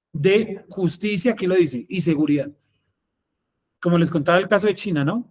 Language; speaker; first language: Spanish; native; Spanish